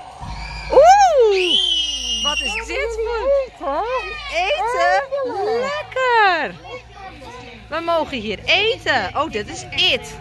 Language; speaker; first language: Dutch; native; Dutch